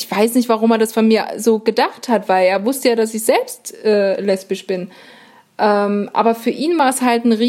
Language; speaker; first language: German; native; German